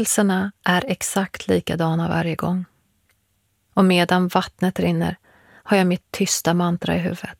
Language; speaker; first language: Swedish; early bilingual, other home language; Persian